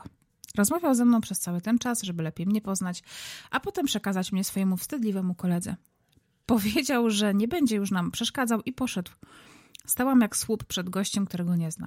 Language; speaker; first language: Polish; native; Polish